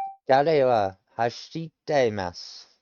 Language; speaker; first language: Japanese; non-native, learner; English